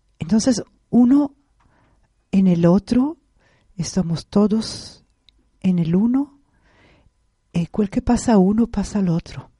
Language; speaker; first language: Spanish; non-native, fluent; Italian